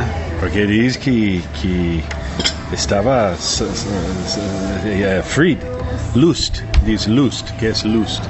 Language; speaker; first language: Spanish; non-native, learner; English